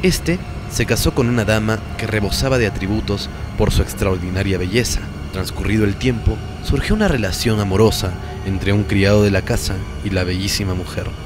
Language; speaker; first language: Spanish; native; Spanish